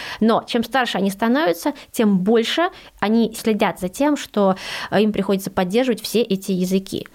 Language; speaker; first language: Russian; early bilingual, heritage; Russian